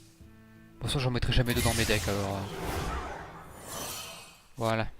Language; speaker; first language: French; native; French